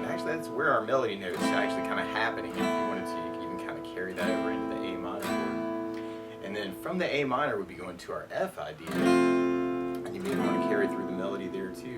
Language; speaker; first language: English; native; English